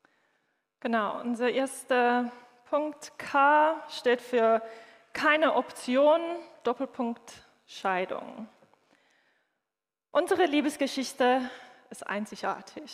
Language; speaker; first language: German; non-native, fluent; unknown